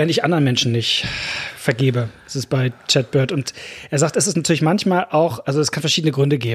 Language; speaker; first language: German; native; German